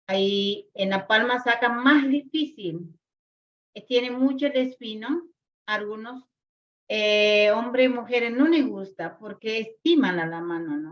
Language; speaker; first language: Spanish; non-native, local second language; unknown